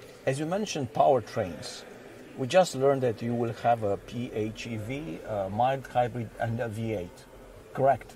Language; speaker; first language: English; non-native, fluent; Romanian